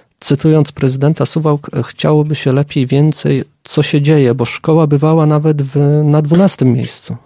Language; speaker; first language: Polish; native; Polish